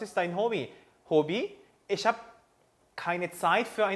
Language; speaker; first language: German; non-native, fluent; Korean